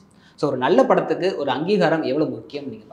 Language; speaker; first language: Tamil; native; Tamil